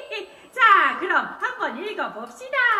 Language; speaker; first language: Korean; native; Korean